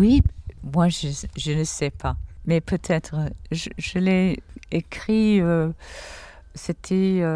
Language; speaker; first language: French; non-native, fluent; English